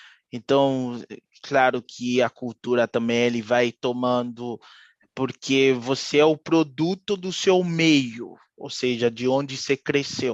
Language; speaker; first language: Portuguese; non-native, fluent; Haitian Creole